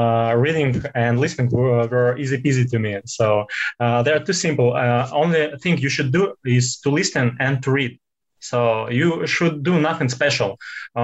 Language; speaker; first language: English; non-native, fluent; Russian